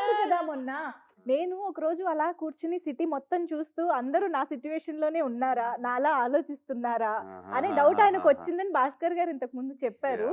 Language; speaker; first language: Telugu; native; Telugu